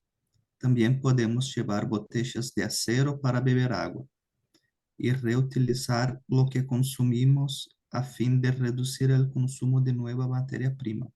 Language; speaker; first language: Spanish; non-native, fluent; Portuguese